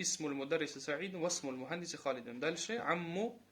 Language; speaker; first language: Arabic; non-native, fluent; Russian